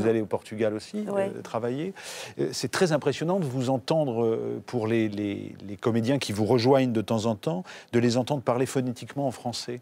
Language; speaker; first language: French; native; French